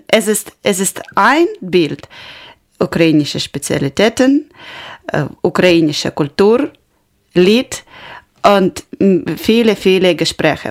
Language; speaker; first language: German; non-native, learner; Ukrainian